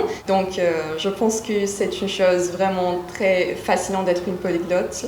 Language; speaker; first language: French; non-native, fluent; Turkish